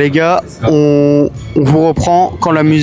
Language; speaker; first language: French; native; French